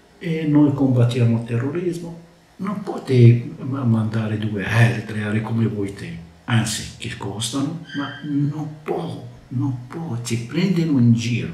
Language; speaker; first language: Italian; non-native, learner; Arabic